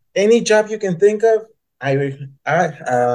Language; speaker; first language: English; native; English